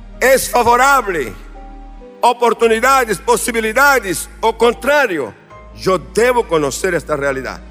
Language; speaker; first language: Spanish; non-native, fluent; Portuguese